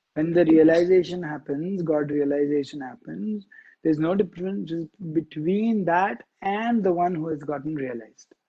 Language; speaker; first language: English; non-native, local second language; Marathi